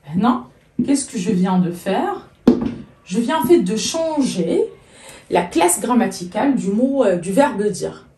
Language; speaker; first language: French; non-native, local second language; Arabic